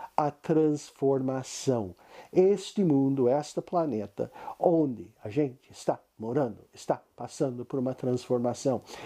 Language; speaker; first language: Portuguese; non-native, fluent; English